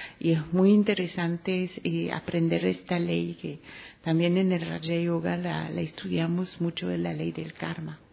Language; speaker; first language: Spanish; non-native, fluent; French